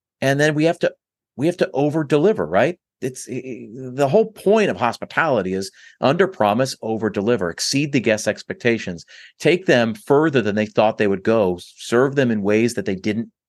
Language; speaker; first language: English; native; English